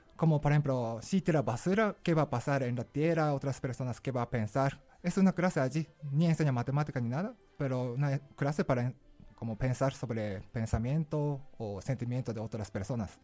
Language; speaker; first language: Spanish; non-native, learner; Japanese